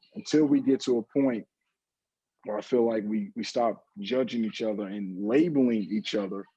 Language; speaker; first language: English; native; English